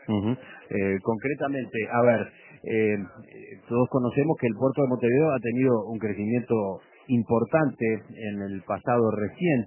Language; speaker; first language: Spanish; native; Spanish